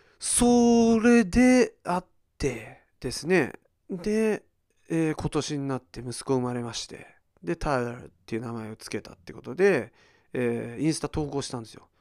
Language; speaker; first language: Japanese; early bilingual, heritage; Japanese